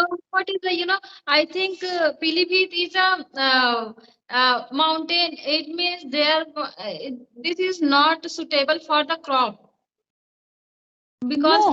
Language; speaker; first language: English; non-native, learner; Hindi